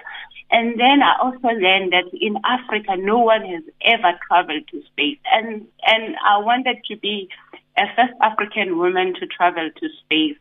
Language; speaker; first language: English; non-native, local second language; Zulu